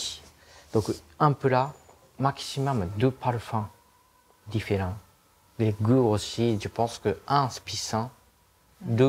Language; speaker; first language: French; non-native, learner; Japanese